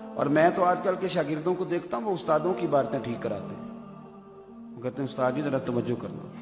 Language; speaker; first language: Urdu; non-native, local second language; Punjabi